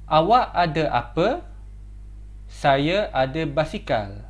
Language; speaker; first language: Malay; non-native, fluent; Korean